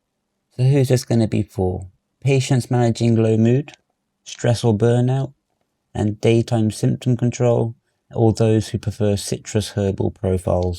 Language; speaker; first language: English; native; English